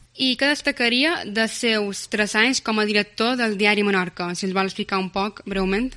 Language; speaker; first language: Catalan; native; Catalan